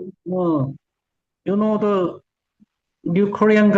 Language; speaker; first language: English; non-native, learner; Korean